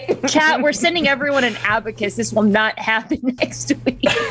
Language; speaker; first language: English; native; English